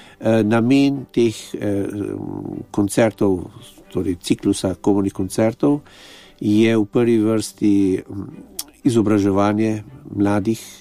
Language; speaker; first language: Slovenian; native; Slovenian